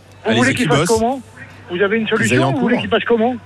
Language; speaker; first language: French; native; French